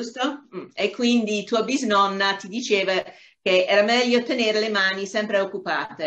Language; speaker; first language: Italian; non-native, fluent; English